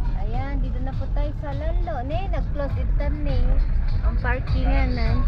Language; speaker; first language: Filipino; non-native, local second language; Iloko